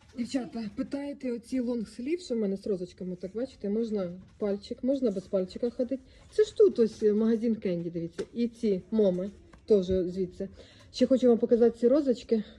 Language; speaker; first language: Ukrainian; native; Ukrainian